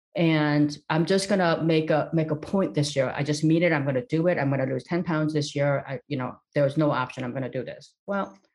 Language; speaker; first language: English; early bilingual, other home language; Korean